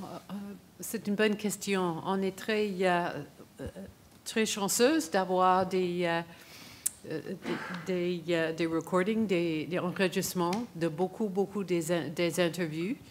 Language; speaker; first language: French; non-native, fluent; English